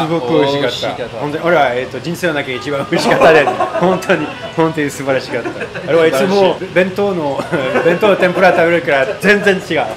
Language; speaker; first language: Japanese; non-native, learner; French